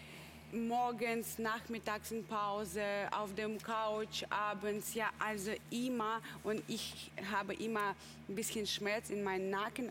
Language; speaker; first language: German; non-native, learner; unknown